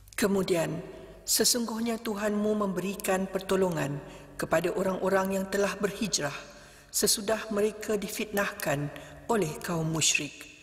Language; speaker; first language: Malay; native; Malay